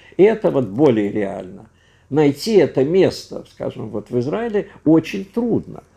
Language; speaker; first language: Russian; native; Russian